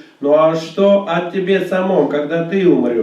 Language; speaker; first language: Russian; native; Russian